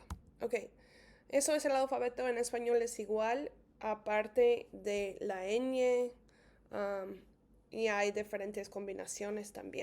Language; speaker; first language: Spanish; non-native, fluent; English